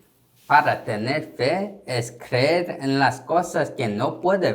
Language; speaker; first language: Spanish; non-native, learner; Korean